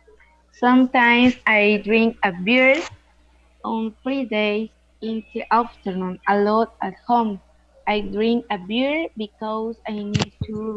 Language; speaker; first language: English; non-native, learner; Spanish